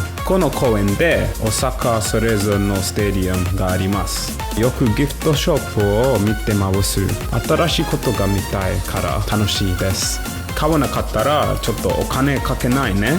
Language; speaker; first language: Japanese; non-native, learner; English